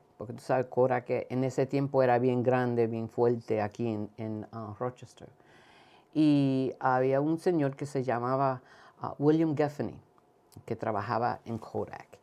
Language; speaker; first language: Spanish; early bilingual, heritage; Spanish